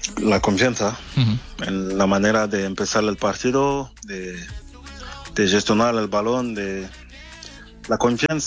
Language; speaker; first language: Spanish; non-native, learner; French